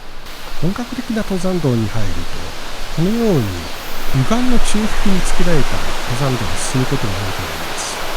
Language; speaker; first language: Japanese; native; Japanese